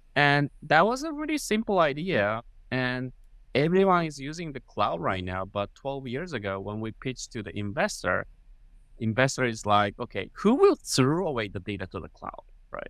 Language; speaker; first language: English; non-native, fluent; Japanese